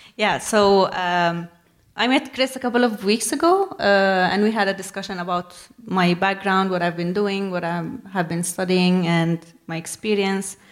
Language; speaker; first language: English; non-native, fluent; Arabic